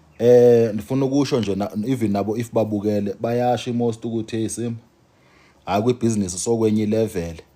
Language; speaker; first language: Zulu; non-native, local second language; Xhosa